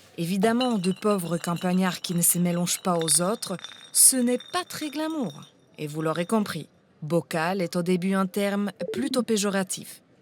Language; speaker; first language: French; non-native, fluent; Polish